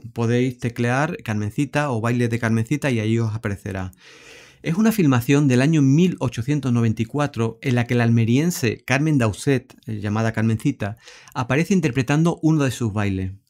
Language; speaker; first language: Spanish; native; Spanish